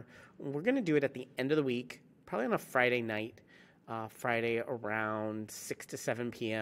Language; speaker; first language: English; native; English